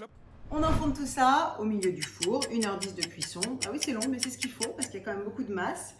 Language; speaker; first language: French; native; French